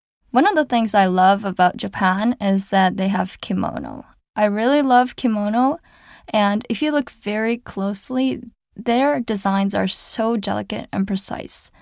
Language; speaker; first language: English; non-native, fluent; Japanese